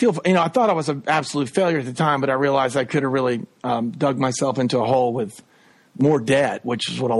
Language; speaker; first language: English; native; English